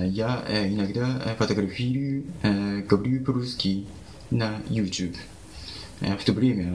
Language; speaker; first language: Russian; non-native, learner; Japanese